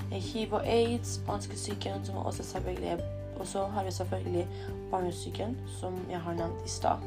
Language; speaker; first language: Norwegian; early bilingual, other home language; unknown